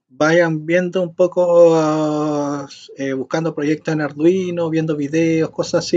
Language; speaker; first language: Spanish; native; Spanish